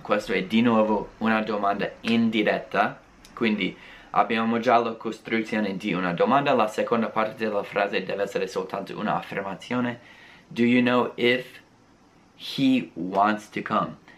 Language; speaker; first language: Italian; non-native, fluent; English